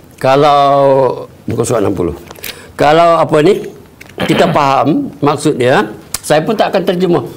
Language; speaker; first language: Malay; native; Malay